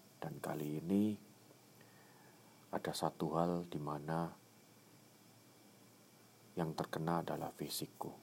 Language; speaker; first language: Indonesian; native; Indonesian